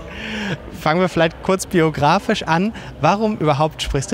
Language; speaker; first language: German; native; German